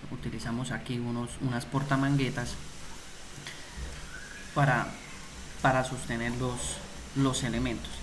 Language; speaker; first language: Spanish; native; Spanish